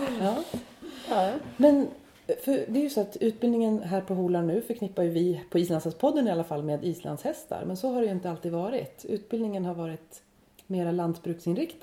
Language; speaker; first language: Swedish; native; Swedish